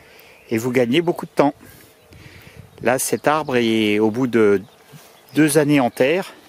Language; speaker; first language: French; native; French